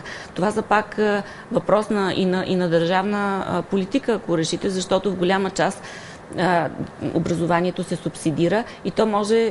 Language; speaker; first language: Bulgarian; native; Bulgarian